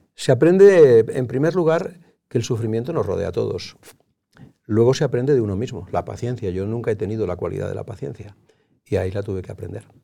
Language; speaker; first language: Spanish; native; Spanish